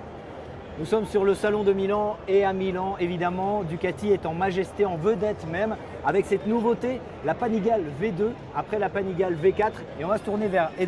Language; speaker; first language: French; native; French